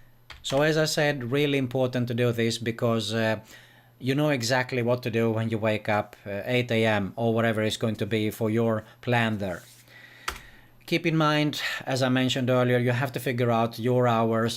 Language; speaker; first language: English; non-native, fluent; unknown